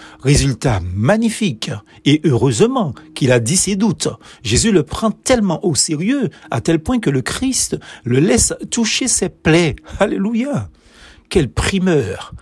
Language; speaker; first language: French; native; French